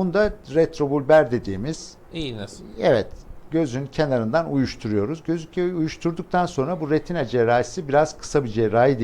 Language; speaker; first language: Turkish; native; Turkish